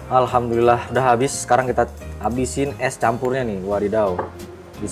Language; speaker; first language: Indonesian; native; Indonesian